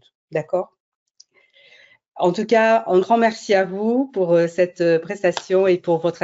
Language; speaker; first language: French; native; French